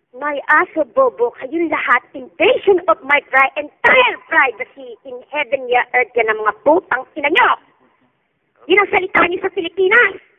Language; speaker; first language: Filipino; native; Filipino